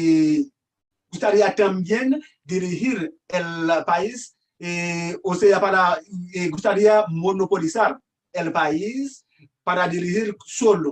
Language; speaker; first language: Spanish; non-native, learner; Haitian Creole